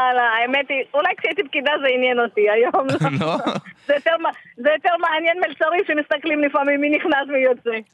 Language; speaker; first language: Hebrew; non-native, fluent; Russian